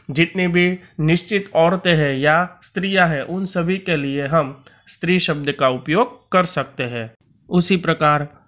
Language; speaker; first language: Hindi; non-native, local second language; Gujarati